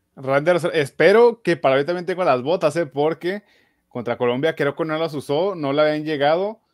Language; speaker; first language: Spanish; native; Spanish